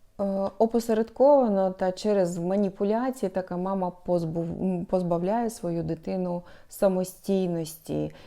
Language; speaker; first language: Ukrainian; non-native, local second language; Russian